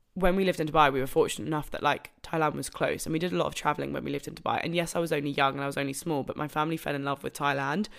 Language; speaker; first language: English; native; English